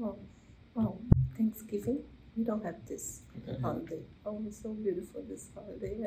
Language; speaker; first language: English; non-native, learner; Portuguese